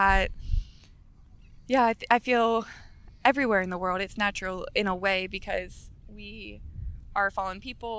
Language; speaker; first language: English; native; English